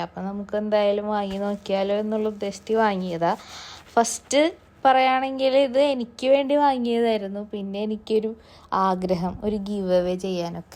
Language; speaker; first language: Malayalam; native; Malayalam